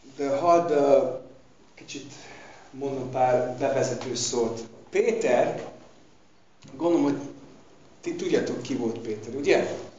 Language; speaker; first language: Hungarian; non-native, fluent; English